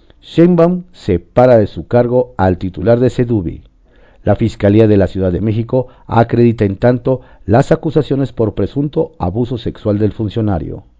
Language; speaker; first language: Spanish; native; Spanish